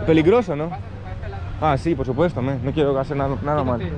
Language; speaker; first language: Spanish; non-native, learner; Greek